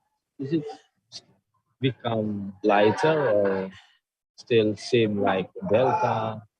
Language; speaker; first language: English; non-native, learner; Indonesian